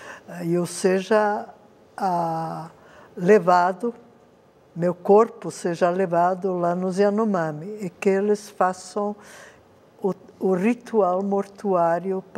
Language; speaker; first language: Portuguese; non-native, fluent; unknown